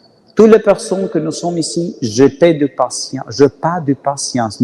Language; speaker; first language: French; non-native, learner; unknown